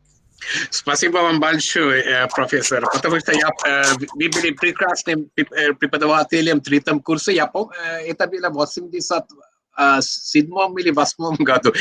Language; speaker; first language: Russian; non-native, learner; Sinhala